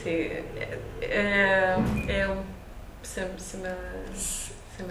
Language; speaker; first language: Portuguese; non-native, learner; Lithuanian